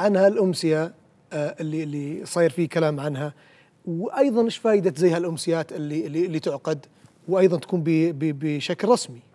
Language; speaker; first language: Arabic; native; Arabic